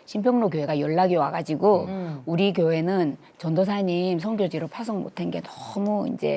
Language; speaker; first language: Korean; native; Korean